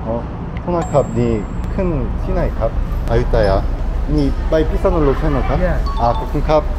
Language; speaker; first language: Thai; non-native, learner; Korean